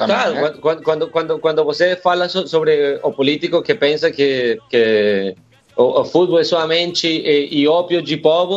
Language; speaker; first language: Portuguese; non-native, learner; Spanish